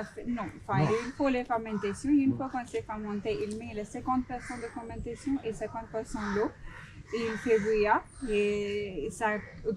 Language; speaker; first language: French; non-native, fluent; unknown